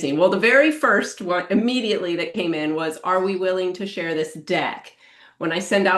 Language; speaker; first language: English; native; English